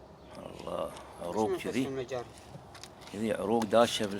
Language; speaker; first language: Arabic; native; Arabic